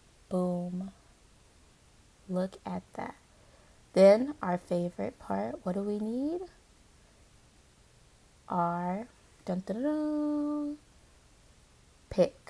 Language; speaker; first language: English; native; English